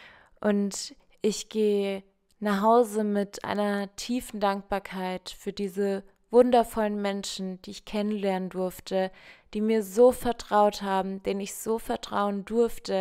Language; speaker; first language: German; native; German